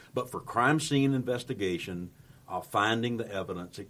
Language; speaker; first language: English; native; English